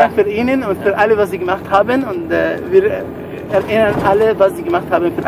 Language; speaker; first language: German; non-native, fluent; Arabic